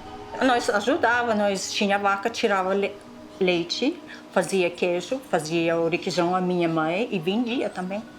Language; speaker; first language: Portuguese; non-native, local second language; Russian